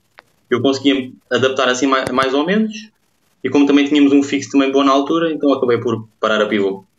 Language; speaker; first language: Portuguese; native; Portuguese